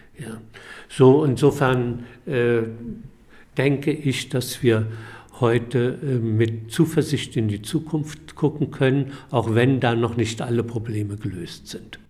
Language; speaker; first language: German; native; German